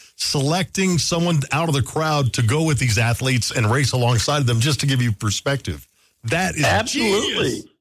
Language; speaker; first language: English; native; English